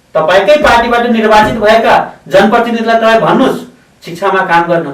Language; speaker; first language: Nepali; non-native, local second language; Maithili